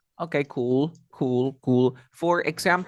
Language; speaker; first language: English; non-native, fluent; Spanish